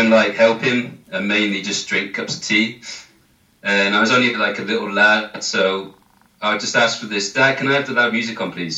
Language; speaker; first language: English; native; English